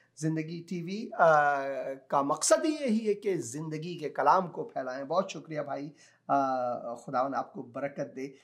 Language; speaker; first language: Urdu; non-native, local second language; Punjabi